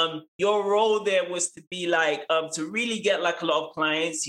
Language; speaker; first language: English; native; English